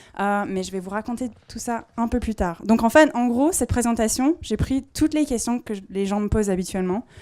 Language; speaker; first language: French; non-native, fluent; English